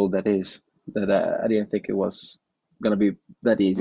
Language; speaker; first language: English; non-native, fluent; Italian